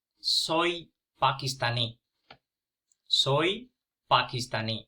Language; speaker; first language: Spanish; non-native, fluent; Punjabi